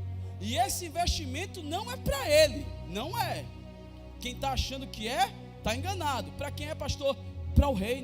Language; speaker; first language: Portuguese; native; Portuguese